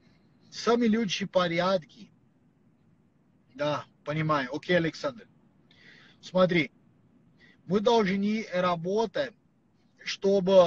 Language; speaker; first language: Russian; non-native, learner; Portuguese